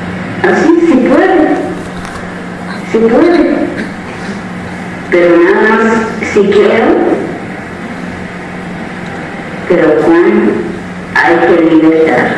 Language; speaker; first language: Spanish; non-native, local second language; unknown